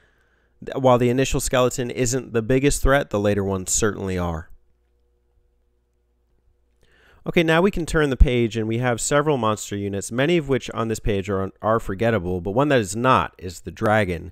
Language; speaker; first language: English; native; English